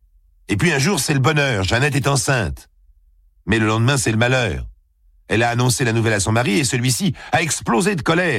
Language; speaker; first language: French; native; French